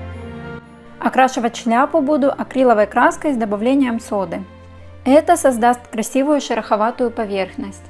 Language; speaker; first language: Russian; native; Russian